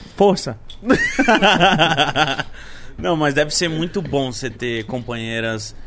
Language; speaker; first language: Portuguese; native; Portuguese